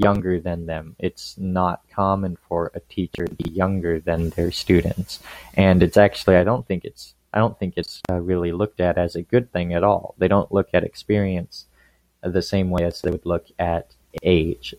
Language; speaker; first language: English; native; English